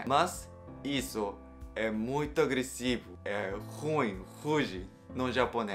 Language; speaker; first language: Portuguese; non-native, learner; Japanese